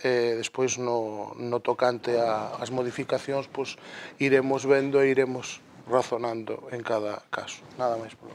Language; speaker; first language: Galician; native; Galician